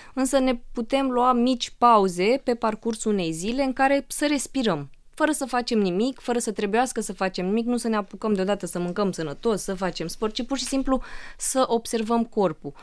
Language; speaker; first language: Romanian; non-native, local second language; Russian